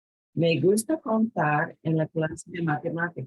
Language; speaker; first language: Spanish; non-native, fluent; English